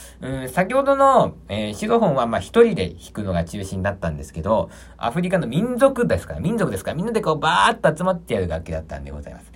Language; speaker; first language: Japanese; native; Japanese